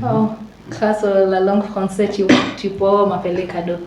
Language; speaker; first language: French; non-native, learner; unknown